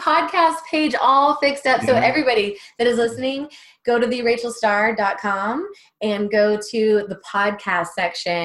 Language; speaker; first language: English; native; English